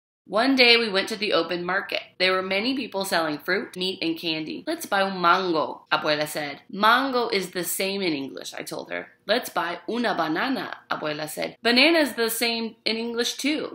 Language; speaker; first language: English; native; English